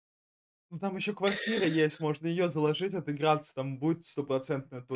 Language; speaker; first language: Russian; native; Russian